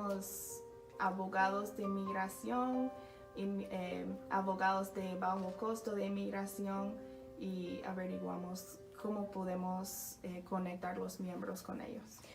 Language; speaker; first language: Spanish; non-native, fluent; English